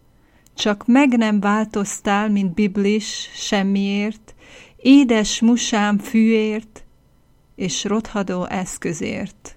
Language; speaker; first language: Hungarian; native; Hungarian